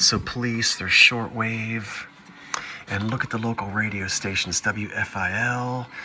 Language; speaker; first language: English; native; English